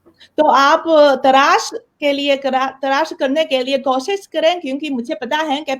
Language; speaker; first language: Hindi; non-native, fluent; Chinese